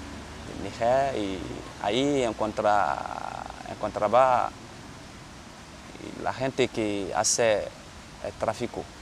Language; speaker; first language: Spanish; non-native, learner; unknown